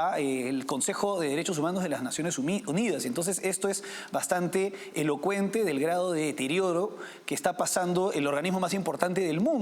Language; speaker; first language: Spanish; native; Spanish